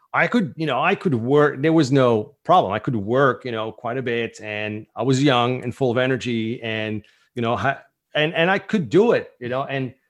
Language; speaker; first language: English; non-native, fluent; French